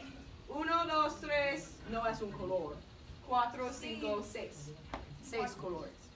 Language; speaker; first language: Spanish; non-native, fluent; English